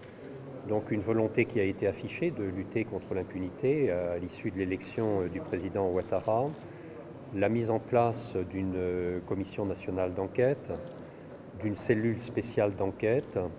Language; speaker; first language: French; native; French